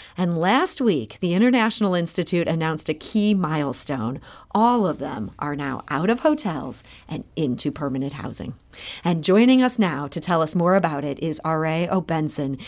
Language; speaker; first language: English; native; English